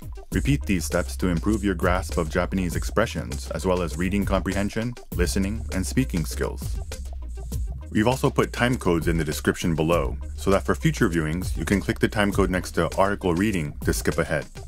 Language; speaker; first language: English; native; English